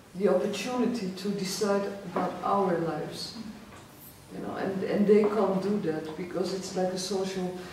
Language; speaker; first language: English; non-native, fluent; Dutch